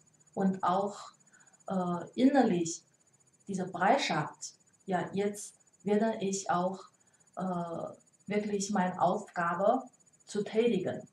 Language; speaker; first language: German; non-native, learner; Chinese